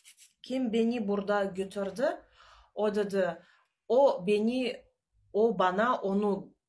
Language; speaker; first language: Turkish; non-native, learner; Russian